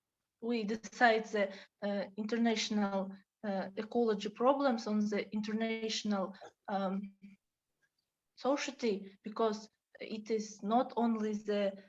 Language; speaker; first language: English; non-native, learner; Russian